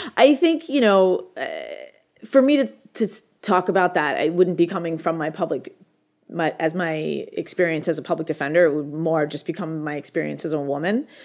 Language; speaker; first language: English; native; English